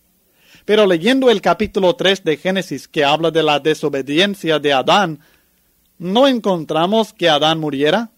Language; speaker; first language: Spanish; native; Spanish